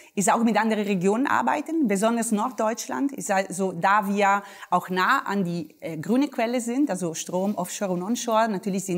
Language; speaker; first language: German; non-native, fluent; Italian